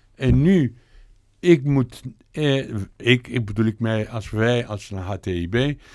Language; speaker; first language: Dutch; non-native, learner; Turkish